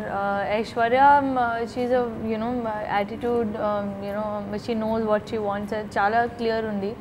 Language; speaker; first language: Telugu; non-native, learner; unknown